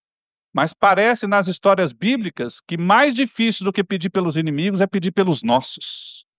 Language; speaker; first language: Portuguese; native; Portuguese